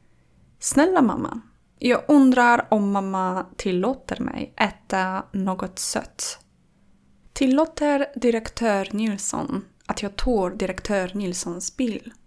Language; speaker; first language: Swedish; non-native, fluent; Polish